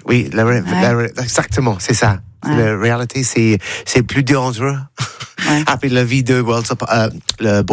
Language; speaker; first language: French; non-native, learner; English